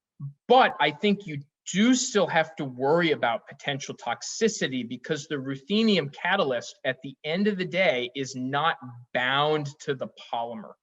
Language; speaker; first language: English; native; English